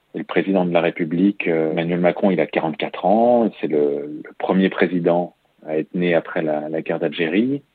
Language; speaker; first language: French; native; French